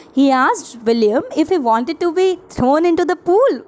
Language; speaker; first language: English; non-native, local second language; Hindi